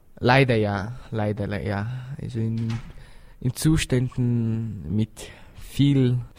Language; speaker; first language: German; early bilingual, other home language; Bosnian